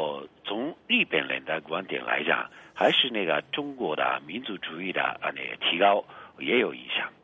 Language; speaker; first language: Chinese; non-native, fluent; Japanese